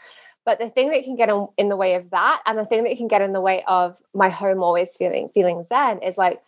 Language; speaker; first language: English; native; English